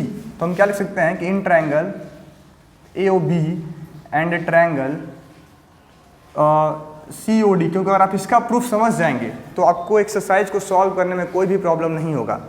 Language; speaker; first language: Hindi; native; Hindi